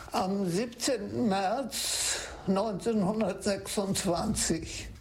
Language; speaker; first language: German; non-native, local second language; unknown